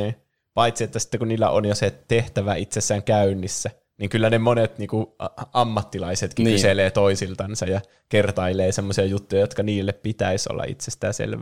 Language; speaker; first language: Finnish; native; Finnish